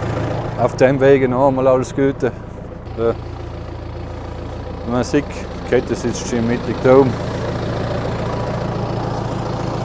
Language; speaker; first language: German; native; German